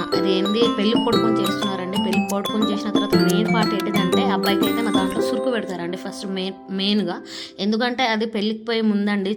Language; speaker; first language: Telugu; non-native, local second language; Lambadi